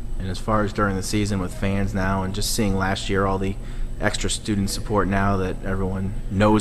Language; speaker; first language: English; native; English